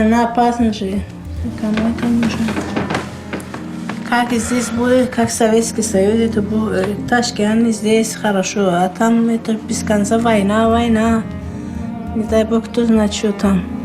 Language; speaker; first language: Russian; non-native, local second language; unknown